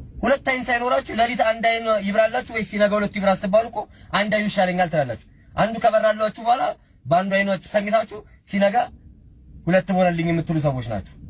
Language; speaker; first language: Amharic; native; Amharic